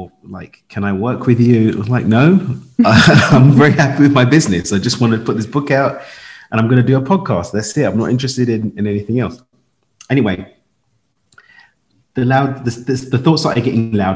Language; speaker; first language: English; native; English